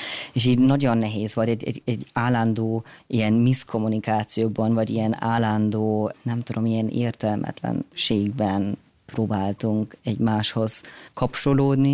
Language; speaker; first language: Hungarian; early bilingual, heritage; German